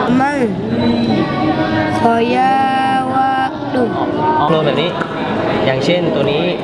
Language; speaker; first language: Thai; native; Thai